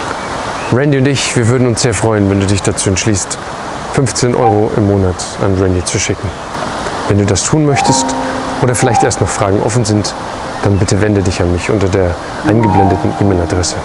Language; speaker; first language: German; native; German